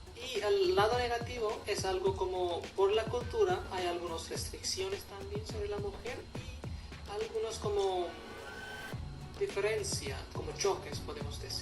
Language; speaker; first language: Spanish; non-native, fluent; Hindi